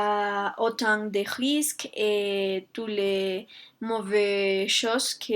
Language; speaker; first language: French; non-native, learner; Spanish